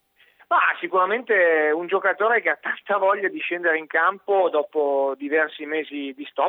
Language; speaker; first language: Italian; native; Italian